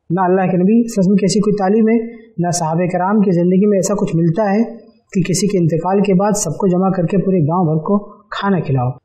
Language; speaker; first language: Hindi; native; Hindi